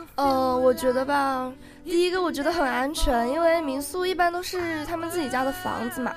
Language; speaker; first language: Chinese; native; Chinese